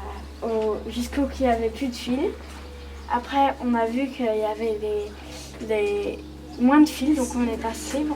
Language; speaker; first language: French; native; French